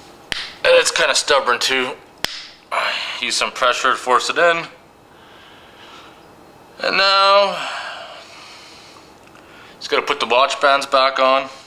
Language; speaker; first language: English; native; English